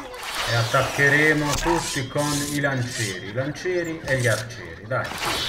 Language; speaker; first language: Italian; native; Italian